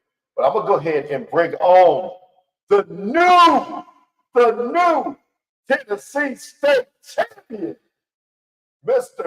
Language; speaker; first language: English; native; English